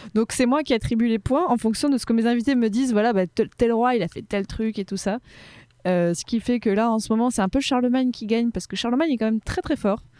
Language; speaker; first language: French; native; French